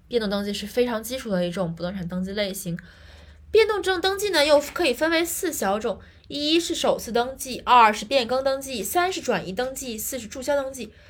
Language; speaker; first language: Chinese; native; Chinese